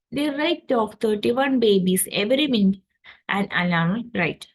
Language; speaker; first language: English; non-native, local second language; Malayalam